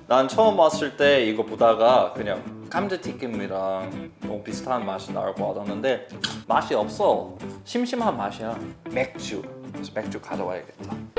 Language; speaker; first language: Korean; non-native, fluent; English